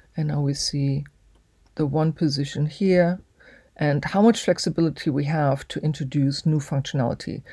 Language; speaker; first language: English; native; English